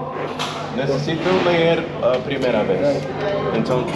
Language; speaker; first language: Spanish; non-native, learner; English